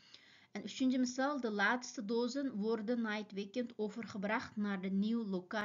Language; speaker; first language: Dutch; non-native, fluent; Uyghur